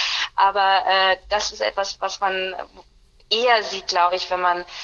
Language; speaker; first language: German; native; German